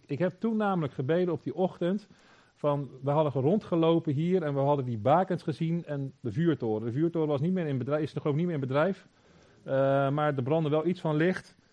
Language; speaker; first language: Dutch; native; Dutch